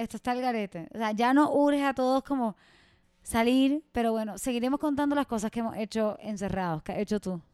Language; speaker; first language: Spanish; native; Spanish